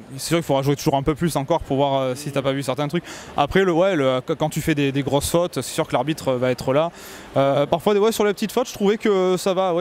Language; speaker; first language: French; native; French